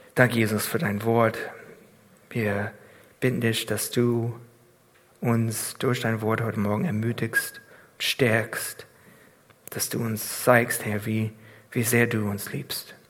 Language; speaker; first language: German; non-native, fluent; English